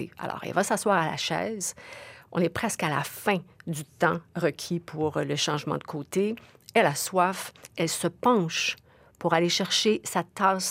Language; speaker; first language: French; native; French